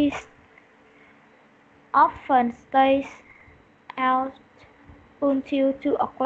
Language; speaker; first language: English; non-native, learner; Vietnamese